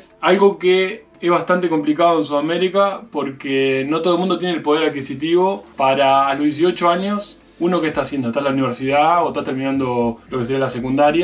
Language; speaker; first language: Spanish; native; Spanish